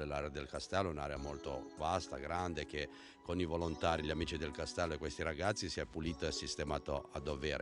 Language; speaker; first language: Italian; native; Italian